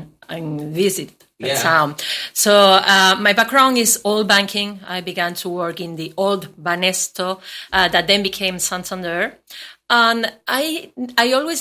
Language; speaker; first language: English; non-native, fluent; Spanish